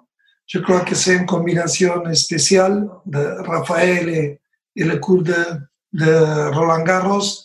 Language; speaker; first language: French; non-native, learner; Spanish